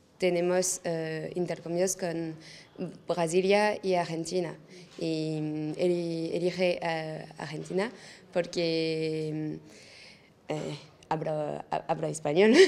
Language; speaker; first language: Spanish; non-native, learner; French